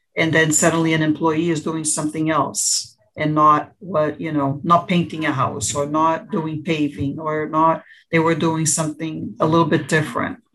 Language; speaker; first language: English; early bilingual, other home language; Portuguese